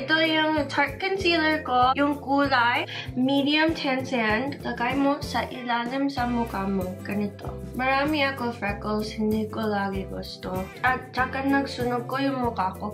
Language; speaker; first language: Filipino; non-native, learner; English